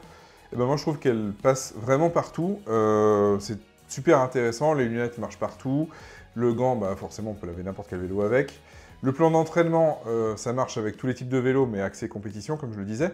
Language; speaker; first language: French; native; French